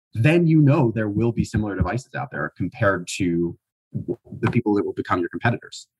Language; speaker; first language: English; native; English